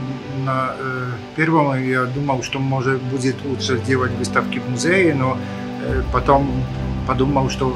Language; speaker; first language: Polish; non-native, learner; Russian